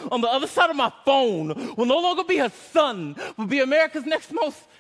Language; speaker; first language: English; native; English